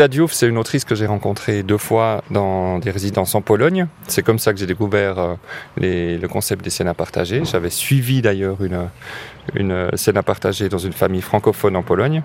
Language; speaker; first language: French; native; French